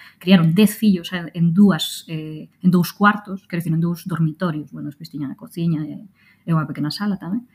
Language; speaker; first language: Galician; non-native, local second language; Spanish